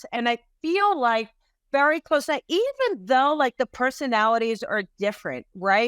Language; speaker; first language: English; native; English